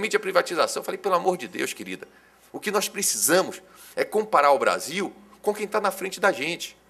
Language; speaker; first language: Portuguese; native; Portuguese